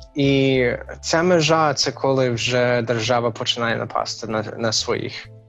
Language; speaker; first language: Ukrainian; non-native, fluent; English